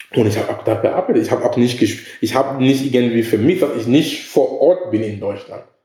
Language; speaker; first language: German; non-native, fluent; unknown